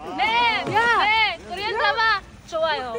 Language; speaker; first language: Korean; non-native, learner; Filipino